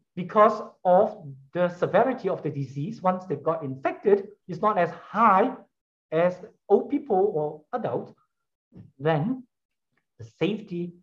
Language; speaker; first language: English; non-native, local second language; Cantonese